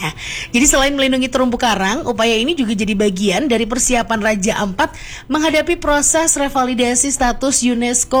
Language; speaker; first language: Indonesian; native; Indonesian